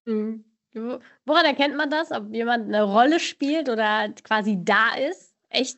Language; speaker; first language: German; native; German